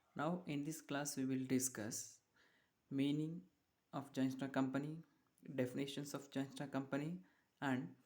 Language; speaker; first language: English; non-native, local second language; Kannada